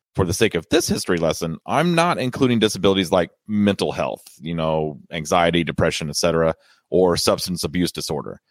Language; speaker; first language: English; native; English